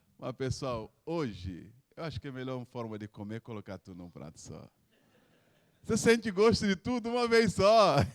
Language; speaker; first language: Portuguese; non-native, local second language; Upper Guinea Crioulo